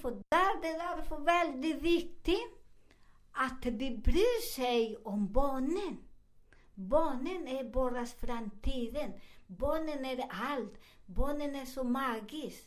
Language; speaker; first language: Swedish; non-native, learner; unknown